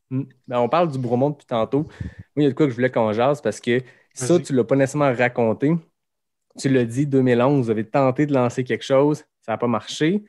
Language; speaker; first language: French; native; French